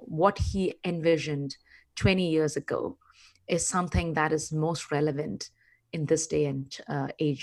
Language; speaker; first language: English; non-native, local second language; Malayalam